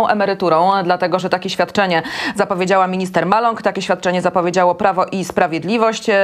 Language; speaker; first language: Polish; native; Polish